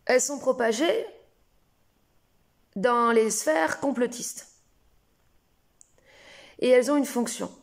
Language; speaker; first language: French; native; French